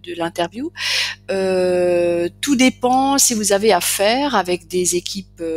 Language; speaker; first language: French; native; French